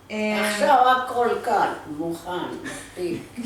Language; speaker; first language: Hebrew; non-native, learner; Arabic